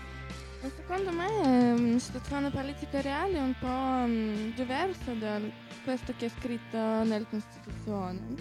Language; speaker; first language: Italian; non-native, learner; Russian